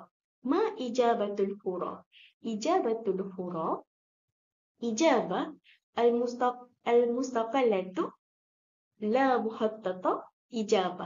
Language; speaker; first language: Arabic; non-native, learner; Malay